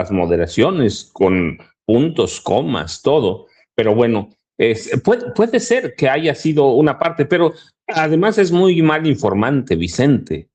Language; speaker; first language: Spanish; native; Spanish